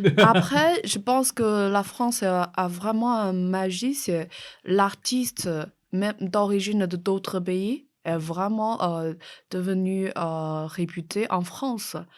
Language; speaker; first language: French; non-native, fluent; Chinese